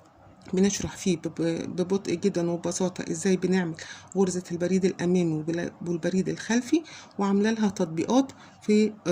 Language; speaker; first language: Arabic; native; Arabic